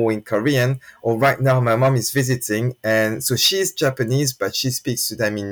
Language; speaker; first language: English; non-native, fluent; French